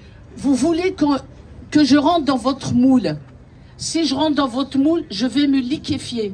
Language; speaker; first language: French; non-native, local second language; Kabyle